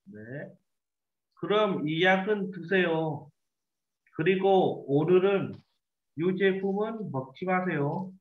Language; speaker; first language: Korean; non-native, fluent; Vietnamese